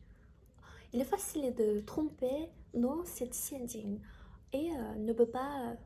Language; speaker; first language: French; non-native, learner; Chinese